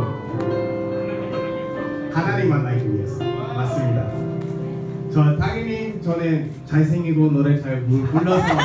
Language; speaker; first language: Korean; non-native, fluent; English